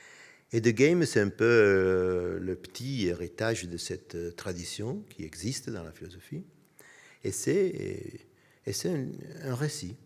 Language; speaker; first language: French; non-native, fluent; Italian